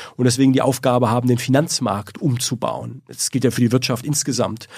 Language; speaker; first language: German; native; German